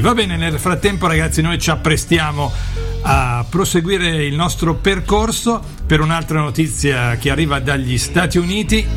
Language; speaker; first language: Italian; native; Italian